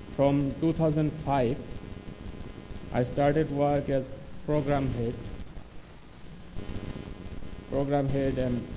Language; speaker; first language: English; non-native, local second language; Bangla